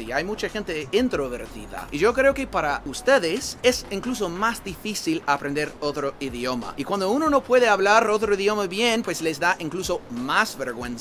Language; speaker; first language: Spanish; non-native, fluent; English